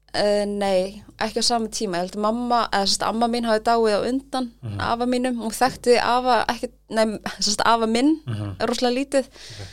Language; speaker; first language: Icelandic; early bilingual, other home language; Thai